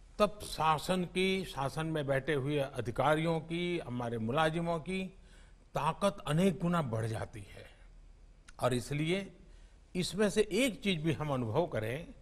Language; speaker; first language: Hindi; non-native, local second language; Gujarati